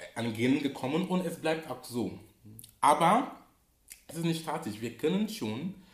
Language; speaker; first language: German; non-native, fluent; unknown